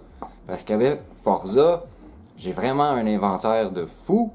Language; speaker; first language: French; native; French